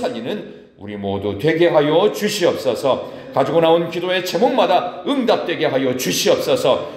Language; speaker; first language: Korean; native; Korean